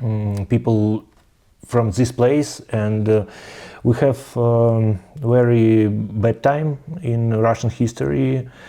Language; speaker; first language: English; non-native, learner; Russian